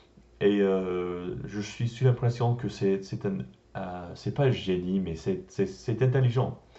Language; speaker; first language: French; non-native, learner; English